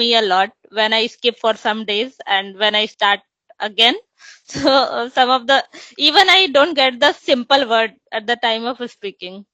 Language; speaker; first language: English; non-native, local second language; Hindi